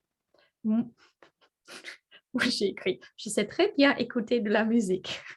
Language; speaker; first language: French; non-native, learner; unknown